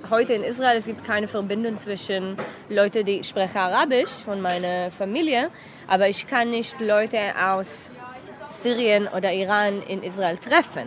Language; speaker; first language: German; non-native, learner; Hebrew